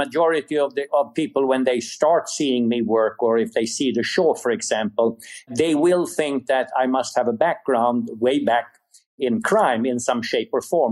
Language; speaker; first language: English; non-native, fluent; Swedish